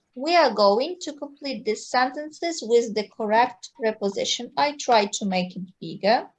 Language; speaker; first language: English; non-native, fluent; Ukrainian